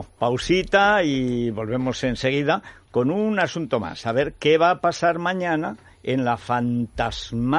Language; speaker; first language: Spanish; native; Spanish